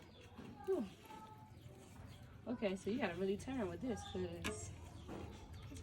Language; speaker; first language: English; native; English